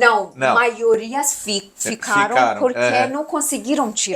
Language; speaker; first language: Portuguese; non-native, learner; Persian